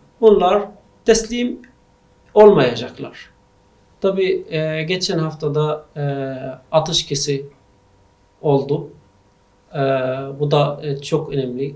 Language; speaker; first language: Turkish; non-native, learner; Arabic